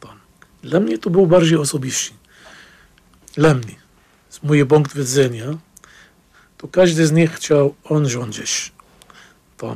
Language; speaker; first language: Polish; non-native, fluent; Arabic